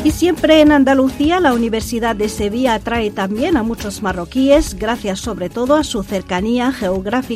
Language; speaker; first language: Spanish; non-native, fluent; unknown